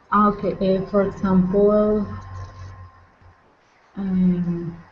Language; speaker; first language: English; non-native, learner; Spanish